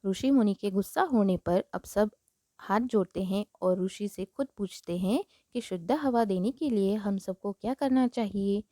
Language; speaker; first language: Hindi; non-native, local second language; Marathi